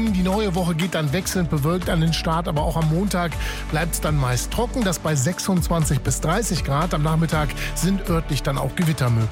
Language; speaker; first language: German; native; German